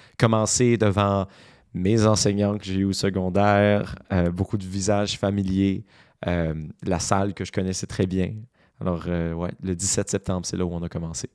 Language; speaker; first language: French; native; French